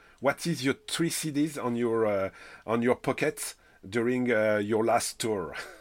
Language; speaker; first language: English; non-native, learner; French